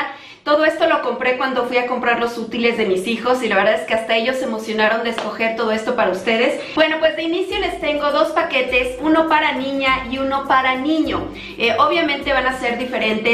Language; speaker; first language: Spanish; native; Spanish